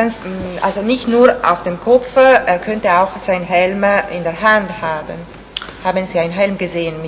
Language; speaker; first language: German; non-native, fluent; Italian